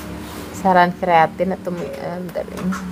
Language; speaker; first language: Indonesian; native; Indonesian